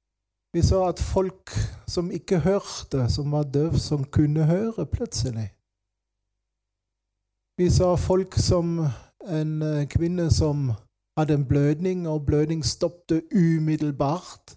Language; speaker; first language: Norwegian; non-native, fluent; German